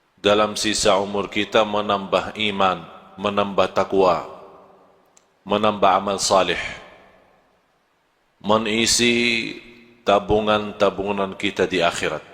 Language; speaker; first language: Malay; non-native, fluent; Arabic